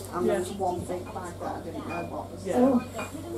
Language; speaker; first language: English; native; English